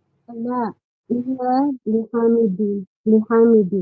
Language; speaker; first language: Arabic; non-native, learner; Filipino